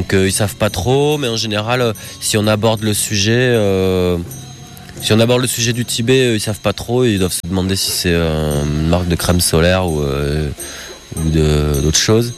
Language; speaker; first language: French; native; French